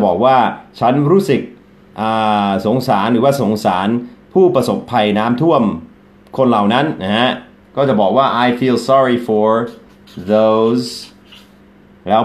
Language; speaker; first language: Thai; non-native, fluent; English